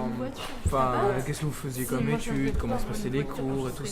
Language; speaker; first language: French; native; French